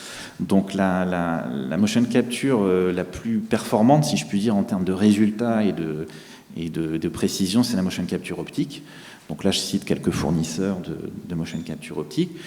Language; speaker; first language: French; native; French